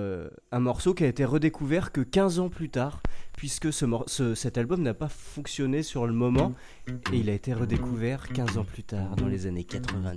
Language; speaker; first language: French; native; French